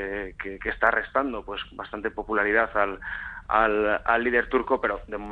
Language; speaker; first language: Spanish; native; Spanish